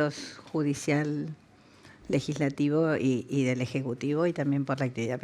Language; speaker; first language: Spanish; native; Spanish